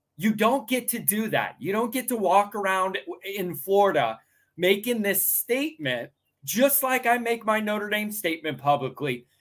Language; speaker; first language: English; native; English